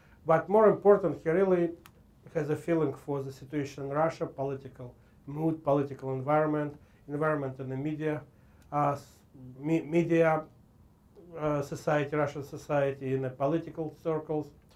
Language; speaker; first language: English; non-native, fluent; Russian